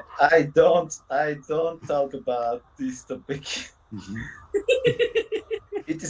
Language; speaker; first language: English; non-native, learner; Turkish